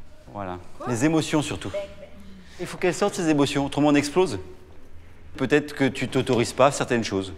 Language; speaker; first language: French; native; French